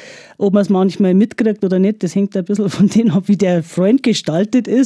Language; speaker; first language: German; native; German